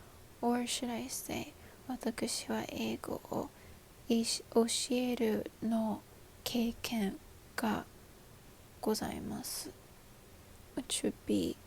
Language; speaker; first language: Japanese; non-native, learner; English